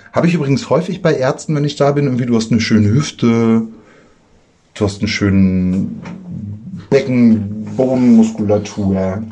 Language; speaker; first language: German; native; German